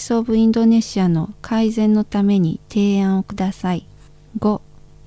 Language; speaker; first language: Japanese; non-native, fluent; Indonesian